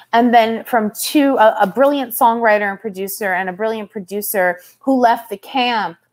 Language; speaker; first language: English; native; English